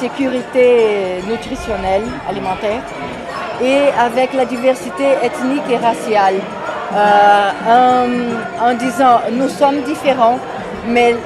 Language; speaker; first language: French; non-native, fluent; Portuguese